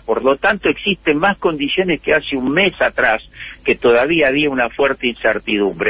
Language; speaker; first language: Spanish; native; Spanish